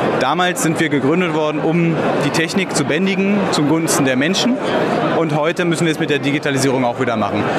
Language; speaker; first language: German; native; German